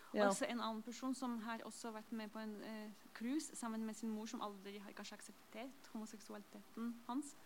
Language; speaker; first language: Norwegian; non-native, fluent; Polish